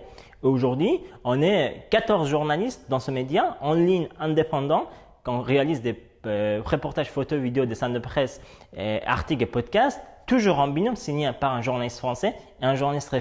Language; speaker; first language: French; non-native, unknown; Persian